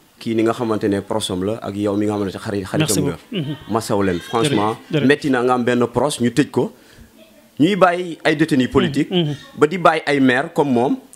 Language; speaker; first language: Wolof; non-native, local second language; Jola-Fonyi